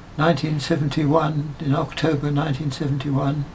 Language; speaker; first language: English; native; English